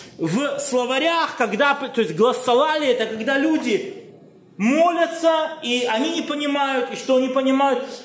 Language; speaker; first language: Russian; native; Russian